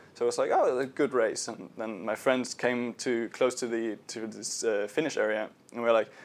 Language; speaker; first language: English; non-native, fluent; German